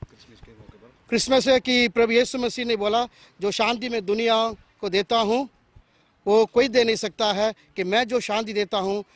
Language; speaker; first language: Hindi; non-native, local second language; Punjabi